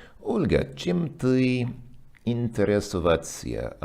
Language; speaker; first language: Russian; non-native, fluent; English